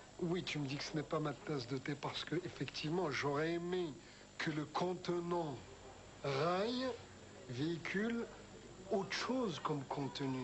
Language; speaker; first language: French; non-native, local second language; Arabic